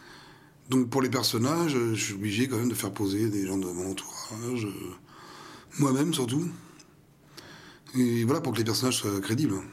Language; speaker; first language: French; native; French